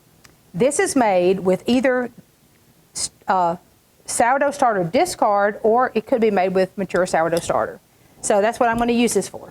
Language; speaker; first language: English; native; English